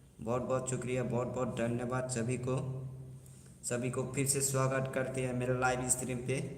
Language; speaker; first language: Hindi; non-native, local second language; Bodo